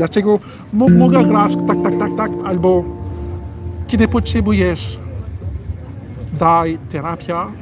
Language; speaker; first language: Polish; non-native, learner; French